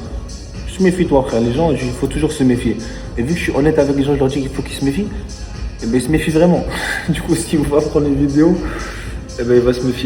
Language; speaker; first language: French; non-native, local second language; Arabic